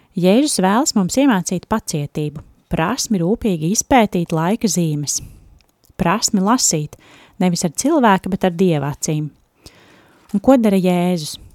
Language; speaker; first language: Latvian; native; Latvian